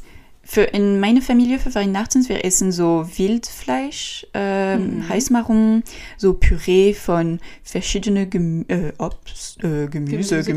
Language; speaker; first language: German; non-native, learner; French